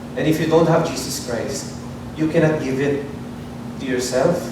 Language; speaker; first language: English; non-native, local second language; Filipino